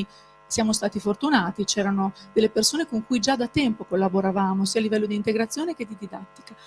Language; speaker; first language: Italian; native; Italian